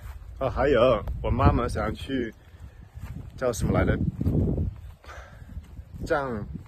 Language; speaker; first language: Chinese; non-native, fluent; English